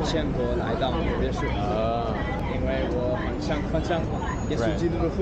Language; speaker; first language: Chinese; non-native, learner; English